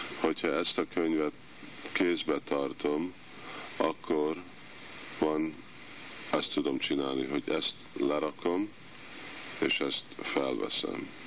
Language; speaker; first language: Hungarian; early bilingual, heritage; Hungarian